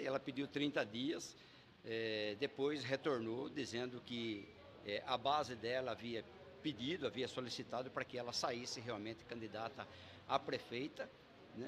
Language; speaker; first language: Portuguese; native; Portuguese